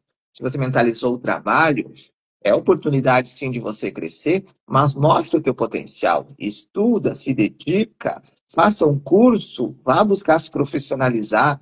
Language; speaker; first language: Portuguese; native; Portuguese